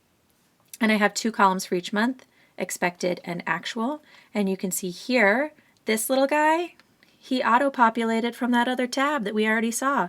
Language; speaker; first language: English; native; English